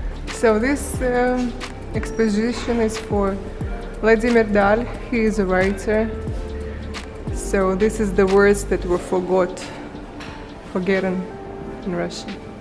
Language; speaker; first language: English; non-native, fluent; Russian